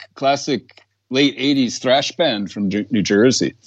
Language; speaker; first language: English; native; English